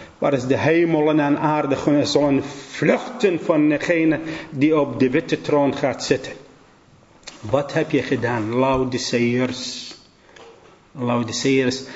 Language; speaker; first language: Dutch; non-native, fluent; Assyrian Neo-Aramaic